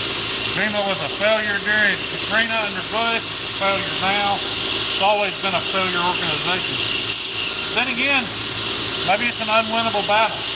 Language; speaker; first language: English; native; English